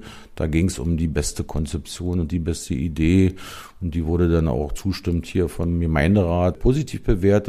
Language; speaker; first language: German; native; German